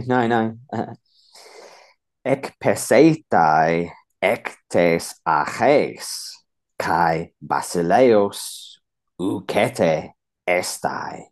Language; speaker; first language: Greek; non-native, fluent; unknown